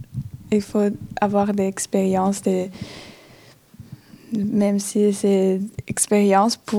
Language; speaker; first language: French; non-native, fluent; Chinese